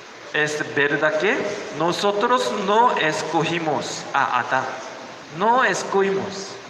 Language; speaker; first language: Spanish; non-native, learner; Korean